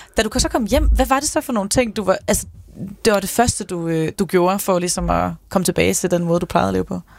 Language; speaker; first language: Danish; native; Danish